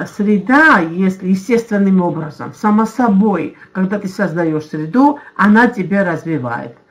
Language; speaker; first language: Russian; non-native, local second language; Azerbaijani